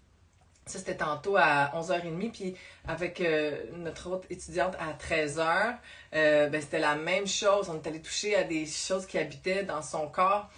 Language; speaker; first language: French; native; French